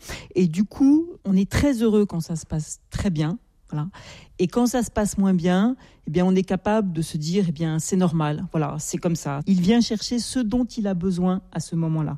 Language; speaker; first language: French; native; French